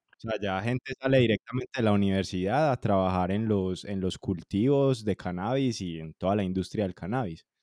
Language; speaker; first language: Spanish; native; Spanish